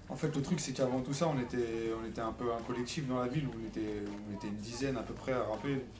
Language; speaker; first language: French; native; French